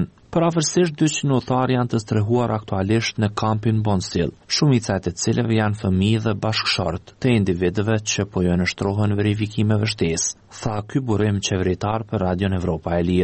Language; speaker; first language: Albanian; native; Albanian